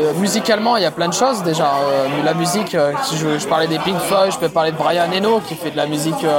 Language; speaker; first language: French; native; French